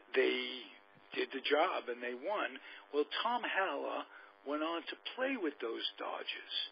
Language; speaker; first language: English; native; English